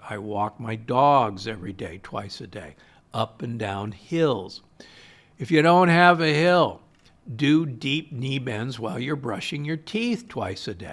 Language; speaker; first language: English; native; English